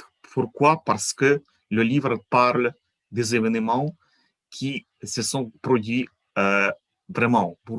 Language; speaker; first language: French; non-native, fluent; Ukrainian